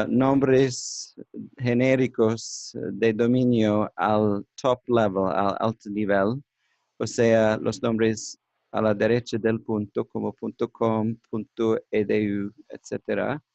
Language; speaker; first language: Spanish; non-native, learner; English